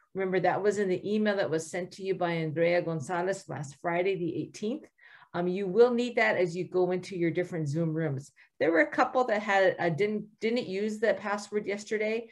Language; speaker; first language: English; native; English